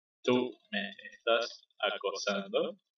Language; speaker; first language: Spanish; native; Spanish